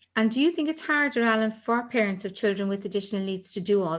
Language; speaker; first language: English; native; English